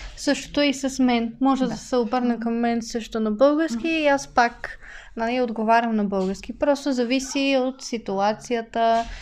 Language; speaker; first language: Bulgarian; early bilingual, other home language; English